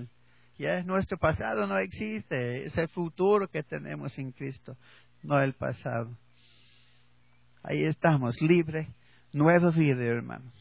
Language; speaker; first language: Spanish; non-native, learner; English